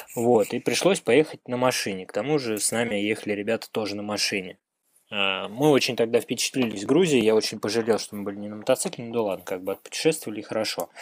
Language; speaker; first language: Russian; native; Russian